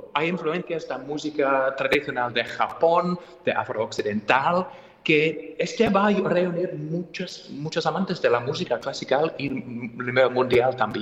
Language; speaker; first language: Spanish; non-native, fluent; English